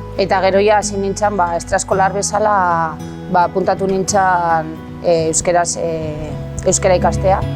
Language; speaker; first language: Basque; non-native, local second language; Spanish